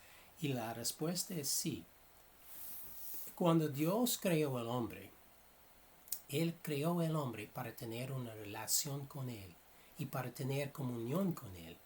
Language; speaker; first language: Spanish; non-native, fluent; English